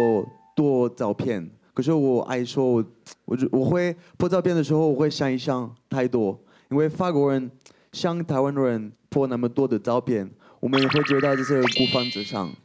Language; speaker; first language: Chinese; non-native, learner; French